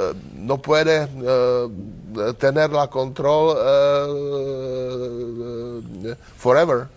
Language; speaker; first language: Spanish; non-native, learner; Czech